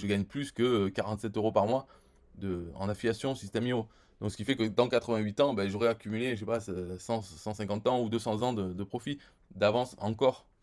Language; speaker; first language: French; native; French